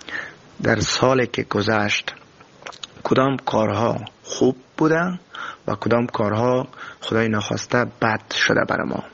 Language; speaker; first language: Persian; native; Persian